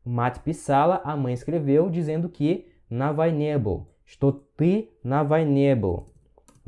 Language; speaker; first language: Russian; non-native, fluent; Portuguese